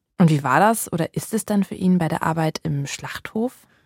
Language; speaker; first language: German; native; German